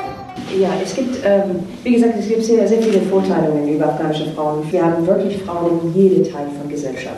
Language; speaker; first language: German; non-native, fluent; Persian